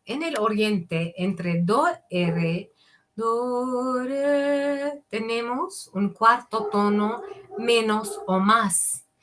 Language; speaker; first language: Spanish; non-native, fluent; Arabic